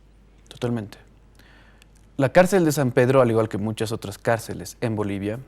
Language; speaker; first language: Spanish; native; Spanish